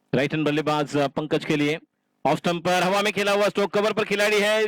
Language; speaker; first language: Hindi; non-native, local second language; Marathi